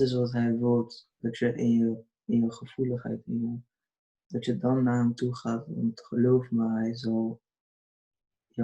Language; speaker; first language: Dutch; early bilingual, other home language; Urdu